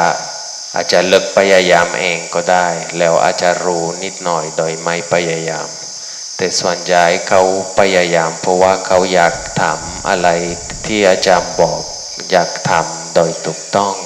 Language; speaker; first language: Thai; non-native, fluent; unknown